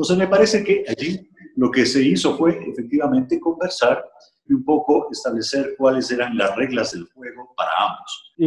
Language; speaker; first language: Spanish; native; Spanish